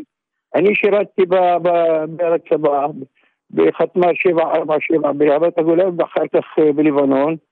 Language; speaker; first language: Hebrew; non-native, local second language; Arabic